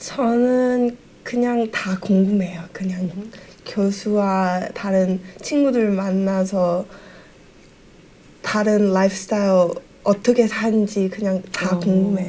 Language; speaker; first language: Korean; early bilingual, heritage; Korean